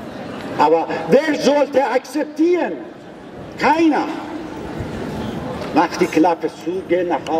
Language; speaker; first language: German; non-native, learner; Persian